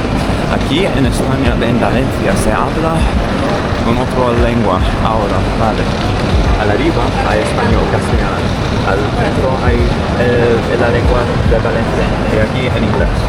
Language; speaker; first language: Spanish; non-native, learner; English